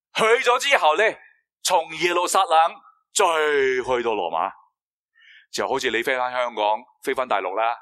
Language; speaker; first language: Cantonese; non-native, fluent; Chinese